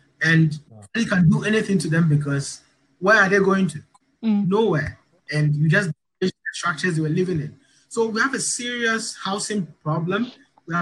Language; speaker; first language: English; non-native, local second language; Ga